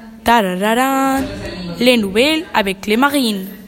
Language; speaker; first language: French; non-native, learner; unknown